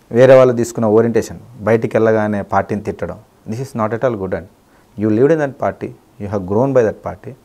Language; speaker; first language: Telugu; native; Telugu